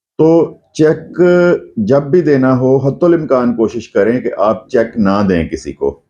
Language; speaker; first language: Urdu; non-native, local second language; Punjabi